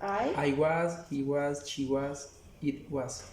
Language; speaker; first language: English; non-native, learner; Spanish